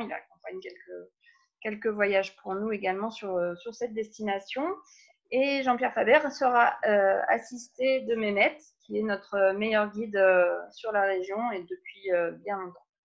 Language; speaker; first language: French; native; French